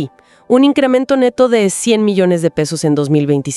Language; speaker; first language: Spanish; native; Spanish